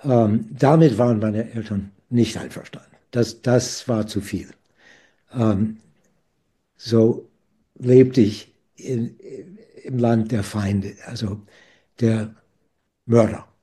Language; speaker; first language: German; non-native, fluent; English